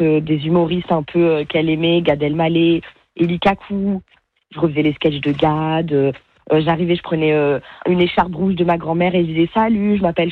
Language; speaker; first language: French; native; French